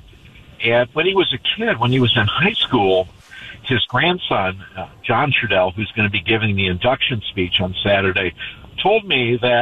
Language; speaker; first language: English; native; English